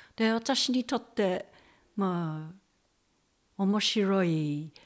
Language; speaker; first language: Japanese; non-native, fluent; English